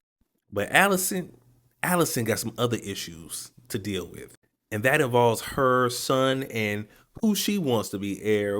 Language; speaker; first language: English; native; English